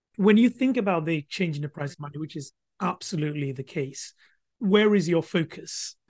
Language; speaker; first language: English; non-native, local second language; Akan